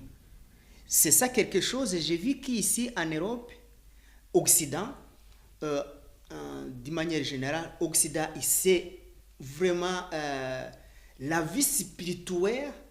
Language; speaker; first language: French; non-native, learner; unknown